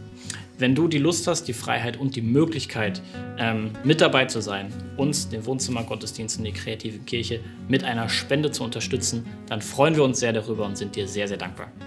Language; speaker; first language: German; native; German